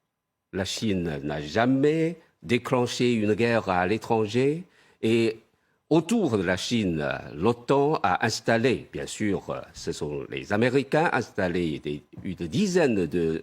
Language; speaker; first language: French; non-native, fluent; Chinese